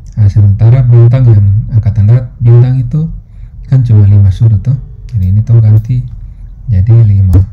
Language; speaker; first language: Indonesian; native; Indonesian